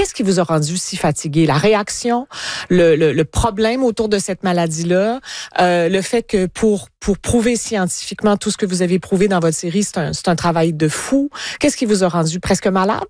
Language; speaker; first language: French; native; French